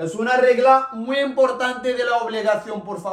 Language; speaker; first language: Spanish; non-native, local second language; Arabic